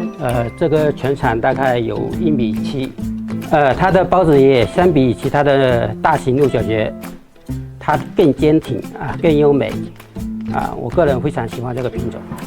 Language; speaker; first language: Chinese; native; Chinese